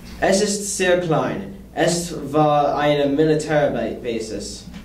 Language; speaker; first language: German; non-native, learner; English